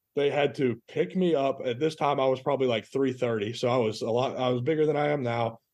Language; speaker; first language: English; native; English